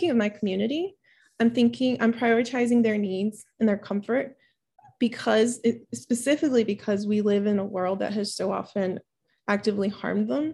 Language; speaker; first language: English; early bilingual, other home language; Spanish